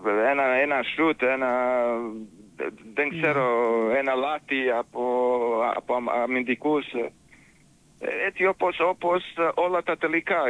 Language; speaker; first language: Greek; non-native, fluent; Serbian